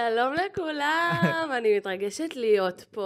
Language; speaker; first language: Hebrew; native; Hebrew